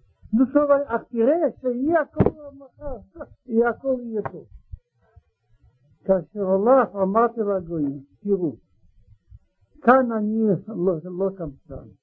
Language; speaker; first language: Hebrew; non-native, learner; Russian